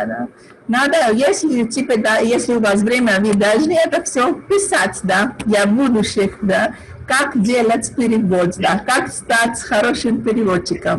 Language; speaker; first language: Russian; non-native, fluent; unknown